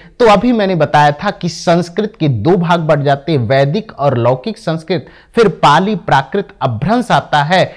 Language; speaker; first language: Hindi; native; Hindi